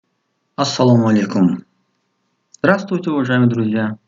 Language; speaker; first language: Russian; non-native, local second language; Tajik